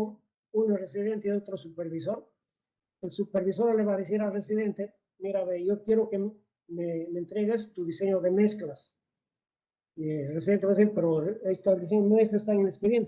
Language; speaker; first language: Spanish; native; Spanish